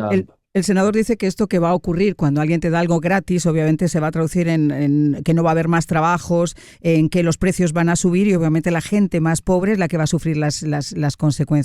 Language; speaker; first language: Spanish; native; Spanish